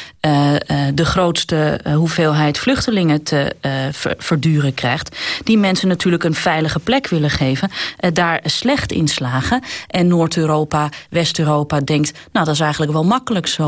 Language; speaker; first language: Dutch; native; Dutch